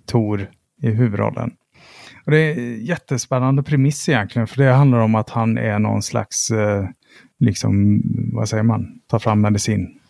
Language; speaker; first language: Swedish; native; Swedish